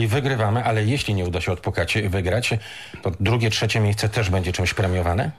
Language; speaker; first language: Polish; native; Polish